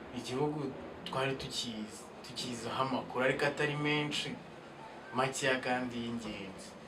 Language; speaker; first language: Kinyarwanda; non-native, fluent; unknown